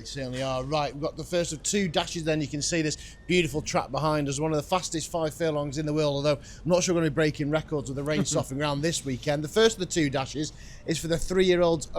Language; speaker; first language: English; native; English